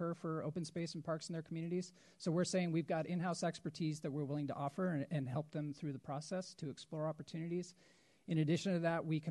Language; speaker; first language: English; native; English